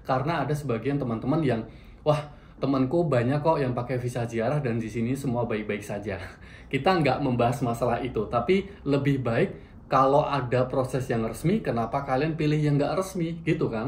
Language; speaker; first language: Indonesian; native; Indonesian